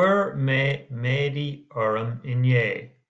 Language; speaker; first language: Irish; non-native, local second language; English